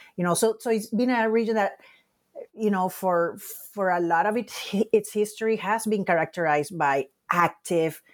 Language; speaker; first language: English; non-native, fluent; Spanish